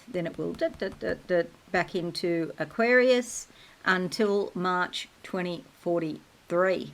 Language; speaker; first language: English; native; English